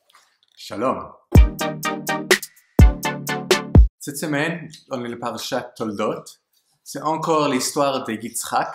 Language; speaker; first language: French; non-native, learner; English